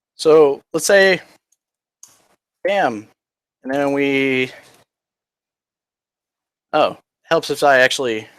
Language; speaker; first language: English; native; English